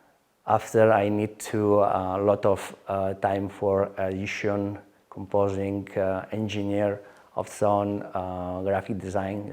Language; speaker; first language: English; non-native, learner; Spanish